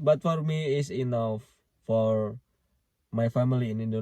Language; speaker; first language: English; non-native, learner; Indonesian